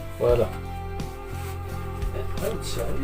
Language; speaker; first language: English; non-native, fluent; French